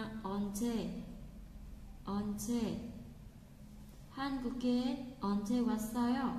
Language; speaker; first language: Korean; non-native, fluent; Vietnamese